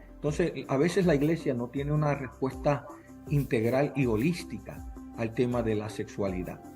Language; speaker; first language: Spanish; early bilingual, heritage; English